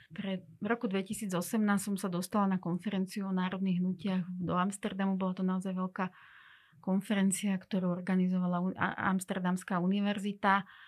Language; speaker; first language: Slovak; non-native, local second language; Hungarian